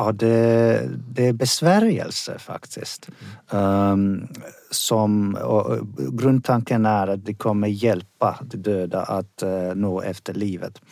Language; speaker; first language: Swedish; non-native, fluent; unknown